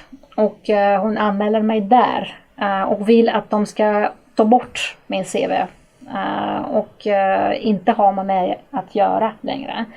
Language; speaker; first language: Swedish; non-native, fluent; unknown